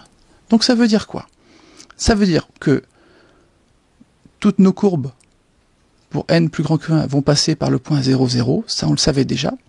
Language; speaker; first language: French; native; French